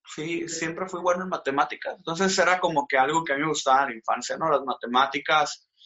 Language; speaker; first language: Spanish; native; Spanish